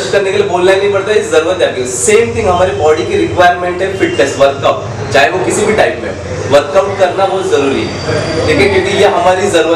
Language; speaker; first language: Hindi; native; Hindi